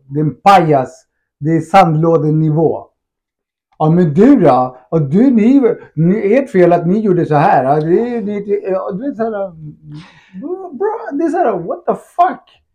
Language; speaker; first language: Swedish; early bilingual, other home language; Spanish